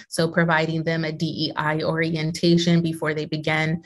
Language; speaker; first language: English; native; English